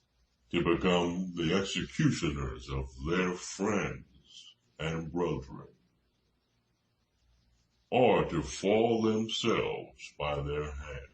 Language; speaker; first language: English; native; English